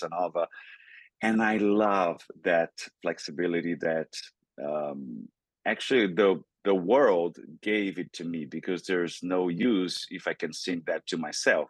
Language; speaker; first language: English; non-native, fluent; Portuguese